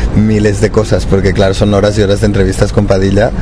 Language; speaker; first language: Spanish; native; Spanish